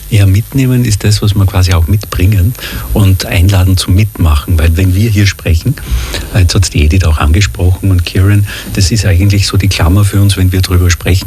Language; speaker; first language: German; native; German